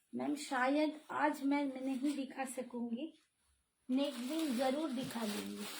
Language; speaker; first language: Hindi; non-native, local second language; Bangla